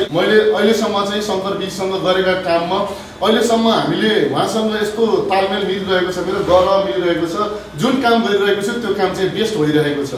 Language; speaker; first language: Nepali; native; Nepali